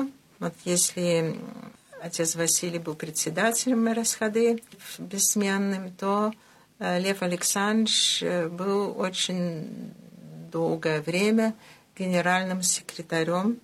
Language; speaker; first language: Russian; early bilingual, heritage; Russian